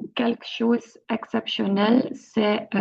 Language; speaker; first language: French; non-native, local second language; Dutch